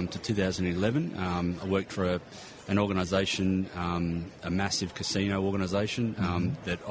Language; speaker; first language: English; native; English